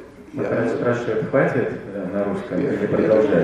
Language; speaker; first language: Russian; native; Russian